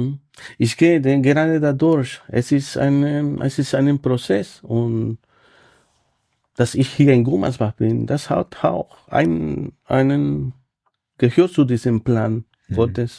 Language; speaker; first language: German; non-native, fluent; Spanish